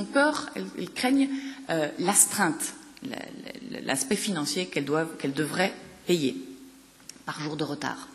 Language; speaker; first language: French; native; French